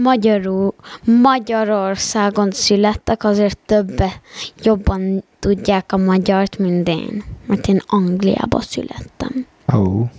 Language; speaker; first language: Hungarian; early bilingual, heritage; Hungarian